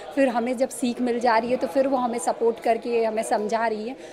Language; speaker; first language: Hindi; native; Hindi